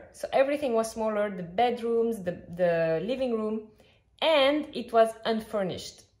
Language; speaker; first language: English; non-native, fluent; French